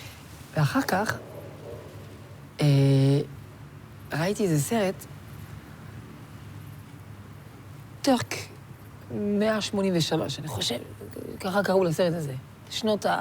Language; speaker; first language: Hebrew; non-native, fluent; French